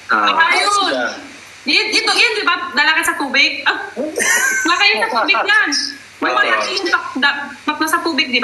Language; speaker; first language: Filipino; non-native, local second language; Cebuano